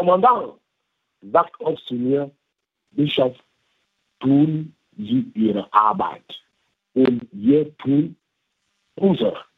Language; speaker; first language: German; non-native, fluent; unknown